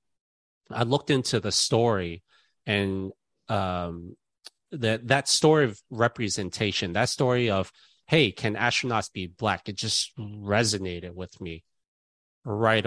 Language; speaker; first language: English; native; English